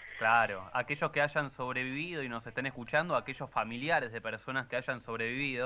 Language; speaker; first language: Spanish; native; Spanish